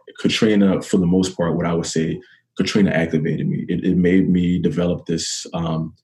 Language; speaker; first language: English; native; English